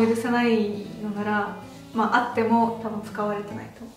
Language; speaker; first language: Japanese; non-native, fluent; Russian